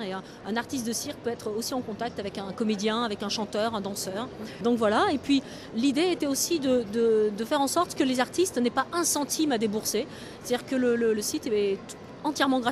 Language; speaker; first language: French; native; French